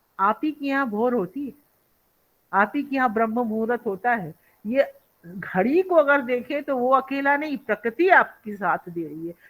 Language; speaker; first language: Hindi; non-native, local second language; Bangla